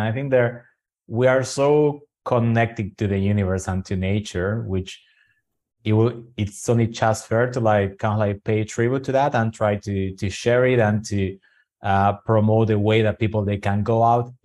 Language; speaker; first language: English; non-native, fluent; Spanish